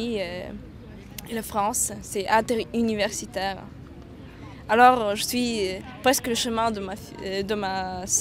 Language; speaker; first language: French; non-native, fluent; Latvian